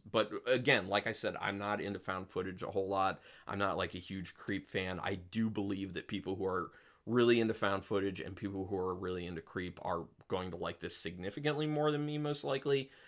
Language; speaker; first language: English; native; English